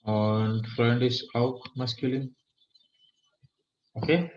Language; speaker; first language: German; non-native, fluent; Hindi